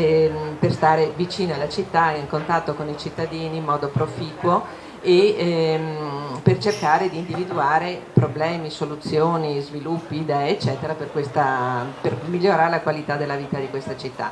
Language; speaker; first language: Italian; native; Italian